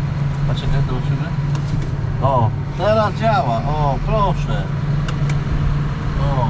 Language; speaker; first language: Polish; native; Polish